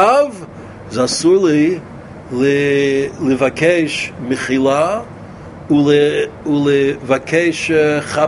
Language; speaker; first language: Hebrew; non-native, fluent; English